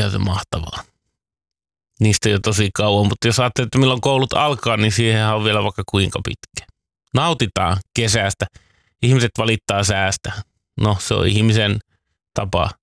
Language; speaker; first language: Finnish; native; Finnish